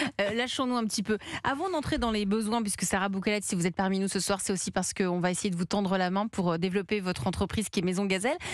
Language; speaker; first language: French; native; French